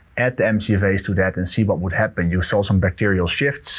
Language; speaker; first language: English; non-native, fluent; Dutch